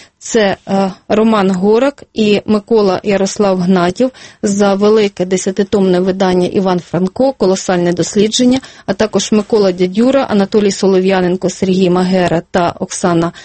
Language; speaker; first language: Ukrainian; native; Ukrainian